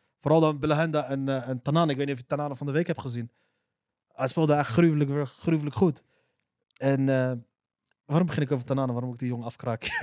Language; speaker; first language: Dutch; early bilingual, other home language; Arabic